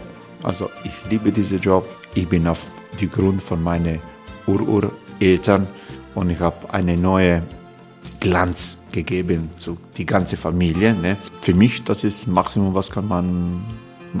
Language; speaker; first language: German; non-native, learner; Croatian